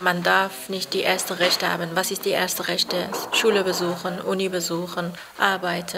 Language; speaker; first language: German; non-native, learner; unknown